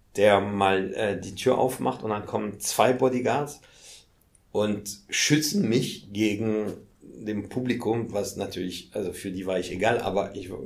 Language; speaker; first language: German; non-native, fluent; French